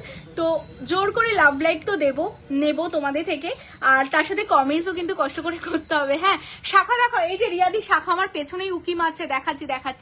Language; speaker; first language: Bangla; native; Bangla